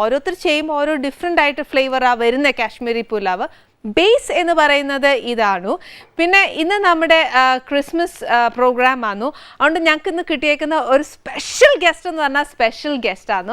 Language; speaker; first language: Malayalam; native; Malayalam